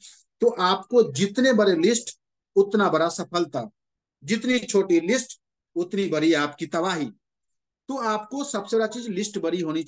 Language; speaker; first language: Hindi; native; Hindi